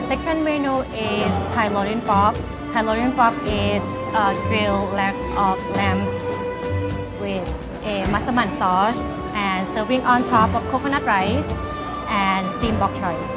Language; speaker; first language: English; non-native, learner; Thai